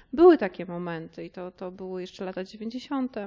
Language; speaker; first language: Polish; native; Polish